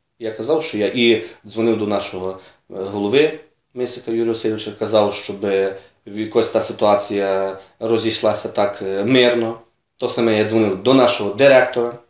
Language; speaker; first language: Ukrainian; native; Ukrainian